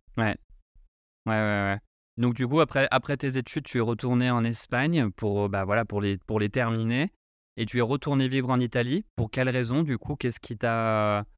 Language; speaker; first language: French; native; French